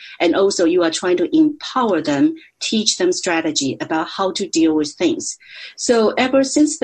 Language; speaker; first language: English; non-native, fluent; Chinese